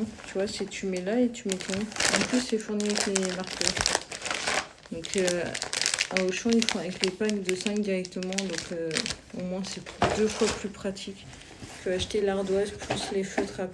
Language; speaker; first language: French; native; French